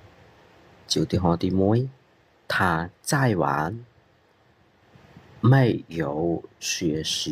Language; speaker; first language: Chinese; non-native, fluent; Khmer